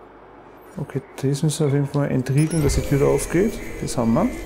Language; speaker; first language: German; native; German